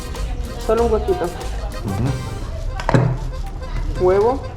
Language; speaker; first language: Spanish; native; Spanish